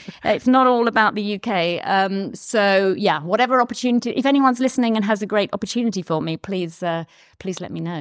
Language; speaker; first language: English; native; English